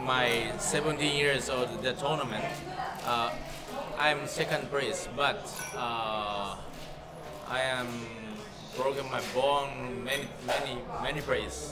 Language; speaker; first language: English; non-native, learner; Japanese